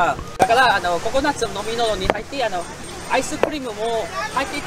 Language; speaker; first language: Japanese; non-native, learner; Malay